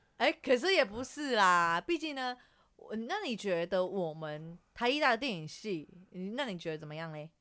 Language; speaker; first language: Chinese; native; Chinese